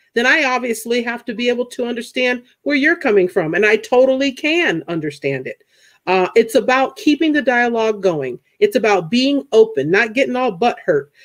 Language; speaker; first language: English; native; English